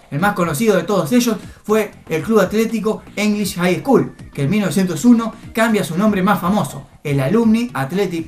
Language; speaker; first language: Spanish; native; Spanish